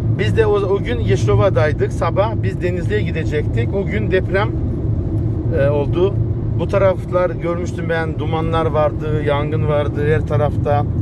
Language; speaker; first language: Turkish; early bilingual, heritage; Turkish